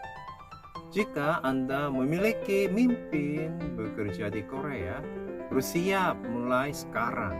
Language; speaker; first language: Indonesian; non-native, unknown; Korean